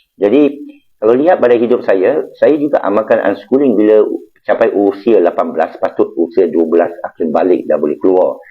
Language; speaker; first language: Malay; non-native, local second language; Chinese